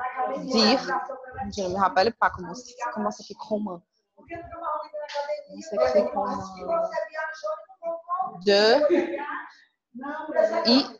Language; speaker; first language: French; non-native, learner; Portuguese